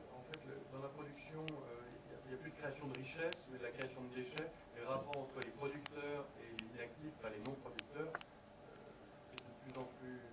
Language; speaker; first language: French; native; French